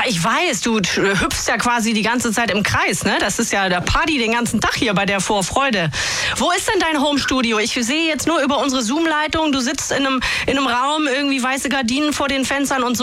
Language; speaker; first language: German; native; German